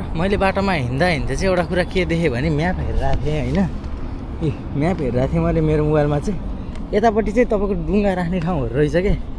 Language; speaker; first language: Nepali; native; Nepali